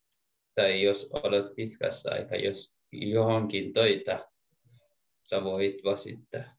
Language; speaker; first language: Finnish; non-native, learner; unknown